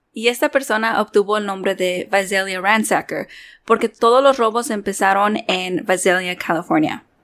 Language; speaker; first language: Spanish; early bilingual, heritage; Spanish